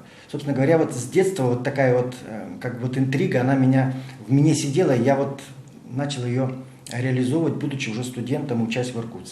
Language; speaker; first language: Russian; native; Russian